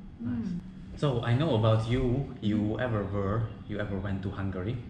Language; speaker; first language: English; non-native, learner; Hungarian